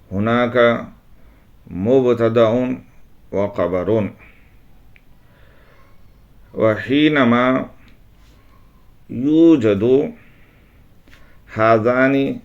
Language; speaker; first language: Arabic; non-native, fluent; Urdu